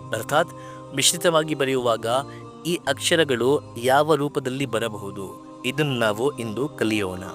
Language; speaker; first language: Kannada; non-native, local second language; Urdu